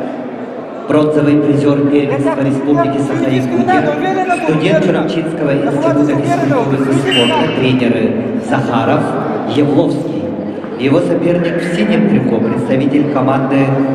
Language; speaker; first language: Russian; native; Russian